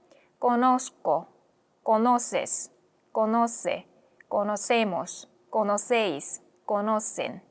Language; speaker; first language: Spanish; non-native, fluent; Korean